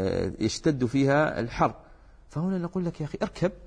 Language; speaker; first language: Arabic; native; Arabic